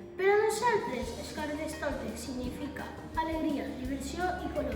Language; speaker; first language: Catalan; non-native, local second language; Spanish